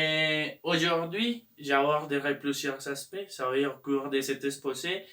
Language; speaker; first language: French; non-native, learner; Spanish